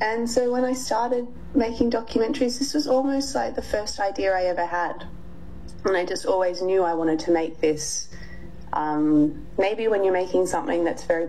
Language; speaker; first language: English; native; English